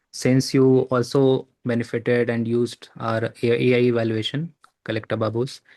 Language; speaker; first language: English; non-native, local second language; Hindi